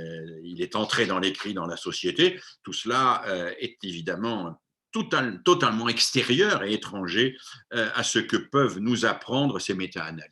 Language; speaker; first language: French; native; French